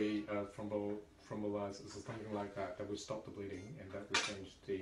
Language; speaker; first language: English; non-native, fluent; Vietnamese